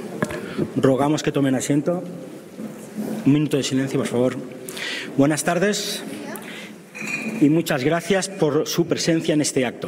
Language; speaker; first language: Spanish; native; Spanish